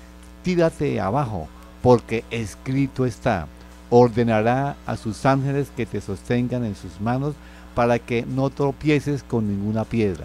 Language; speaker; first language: Spanish; native; Spanish